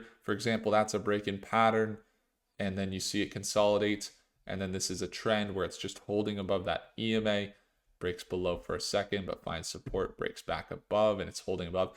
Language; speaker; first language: English; native; English